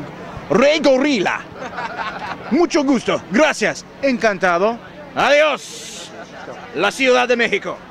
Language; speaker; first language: Spanish; non-native, learner; English